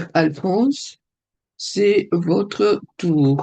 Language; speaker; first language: French; non-native, fluent; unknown